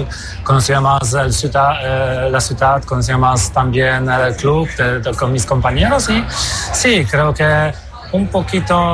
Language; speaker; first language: Spanish; non-native, fluent; Polish